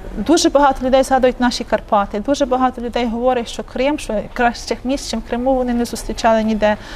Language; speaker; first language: Ukrainian; native; Ukrainian